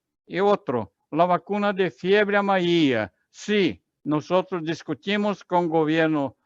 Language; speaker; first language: Spanish; non-native, learner; Portuguese